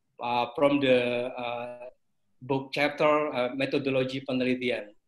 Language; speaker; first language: English; non-native, learner; Indonesian